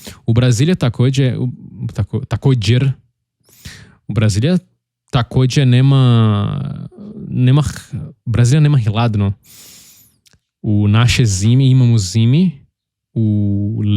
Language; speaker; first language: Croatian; non-native, learner; Portuguese